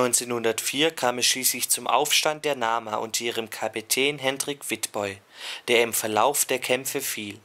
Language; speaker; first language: German; native; German